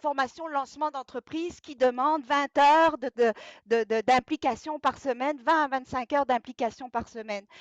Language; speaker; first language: French; native; French